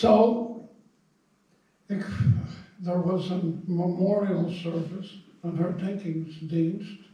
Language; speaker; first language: Dutch; non-native, fluent; English